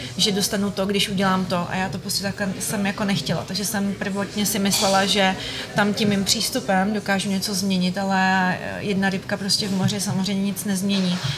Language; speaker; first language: Czech; early bilingual, other home language; Ukrainian